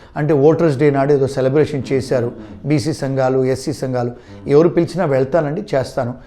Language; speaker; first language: Telugu; native; Telugu